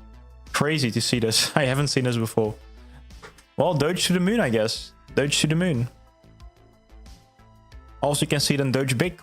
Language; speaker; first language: English; non-native, fluent; Dutch